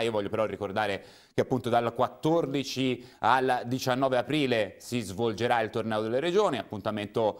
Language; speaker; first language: Italian; native; Italian